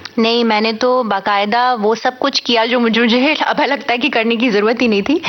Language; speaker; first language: Hindi; native; Hindi